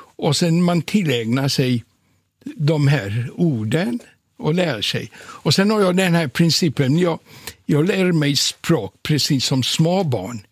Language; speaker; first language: Swedish; non-native, fluent; Polish